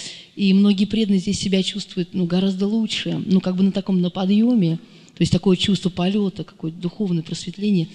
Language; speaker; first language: Russian; native; Russian